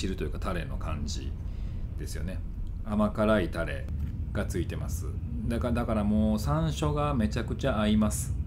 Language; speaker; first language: Japanese; native; Japanese